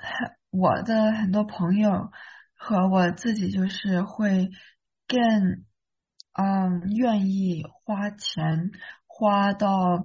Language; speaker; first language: Chinese; early bilingual, heritage; Chinese